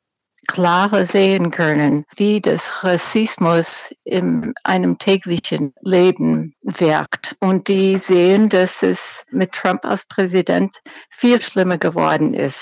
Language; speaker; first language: German; non-native, fluent; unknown